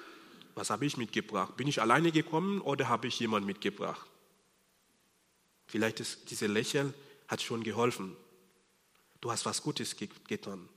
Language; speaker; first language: German; non-native, fluent; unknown